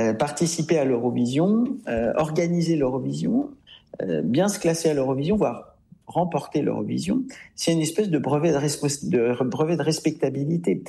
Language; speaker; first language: French; native; French